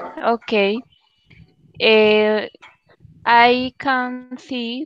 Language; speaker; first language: English; non-native, learner; Spanish